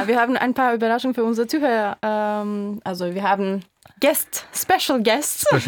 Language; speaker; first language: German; non-native, fluent; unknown